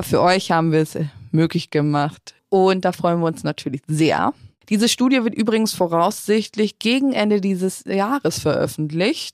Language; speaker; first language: German; native; German